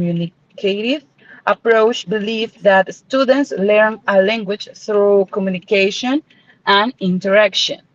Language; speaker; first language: English; non-native, learner; Spanish